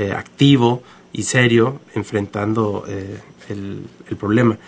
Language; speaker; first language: Spanish; non-native, fluent; English